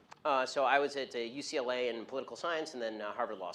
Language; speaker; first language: English; native; English